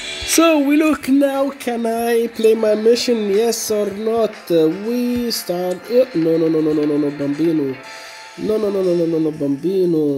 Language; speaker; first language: English; non-native, learner; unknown